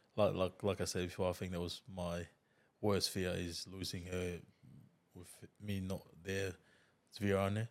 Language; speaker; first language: English; non-native, fluent; Tongan